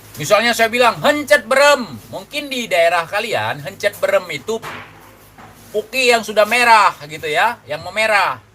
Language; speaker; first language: Indonesian; non-native, local second language; Achinese